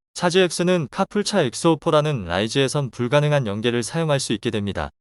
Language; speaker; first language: Korean; native; Korean